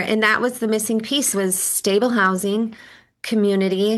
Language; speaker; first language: English; native; English